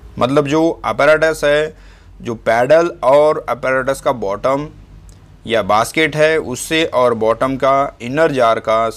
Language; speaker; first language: Hindi; non-native, local second language; Marathi